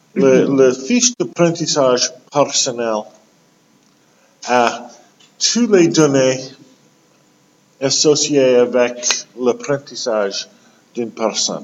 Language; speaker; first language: French; non-native, local second language; English